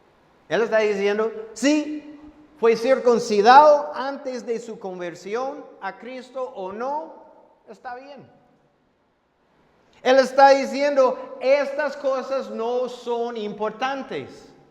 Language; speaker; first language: Spanish; non-native, fluent; English